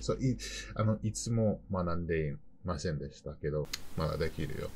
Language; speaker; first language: Japanese; non-native, learner; English